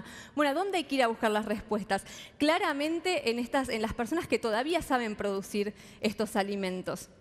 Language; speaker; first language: Spanish; native; Spanish